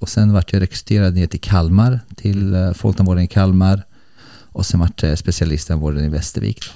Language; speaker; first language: Swedish; early bilingual, other home language; Bosnian